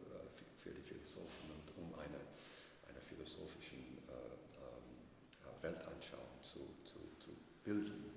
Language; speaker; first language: German; non-native, fluent; English